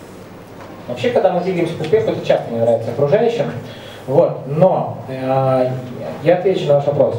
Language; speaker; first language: Russian; native; Russian